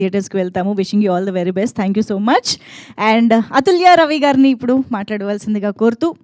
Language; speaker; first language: Telugu; native; Telugu